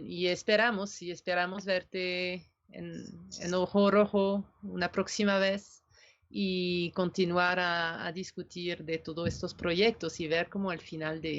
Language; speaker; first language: Spanish; non-native, fluent; French